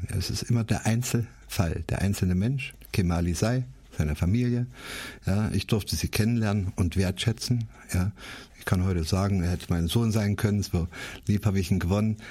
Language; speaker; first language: German; native; German